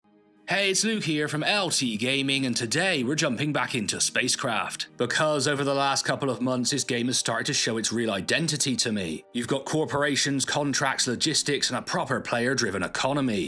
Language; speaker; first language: English; native; English